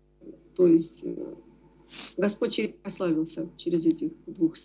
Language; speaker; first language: Russian; native; Russian